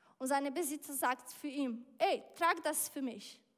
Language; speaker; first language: German; non-native, learner; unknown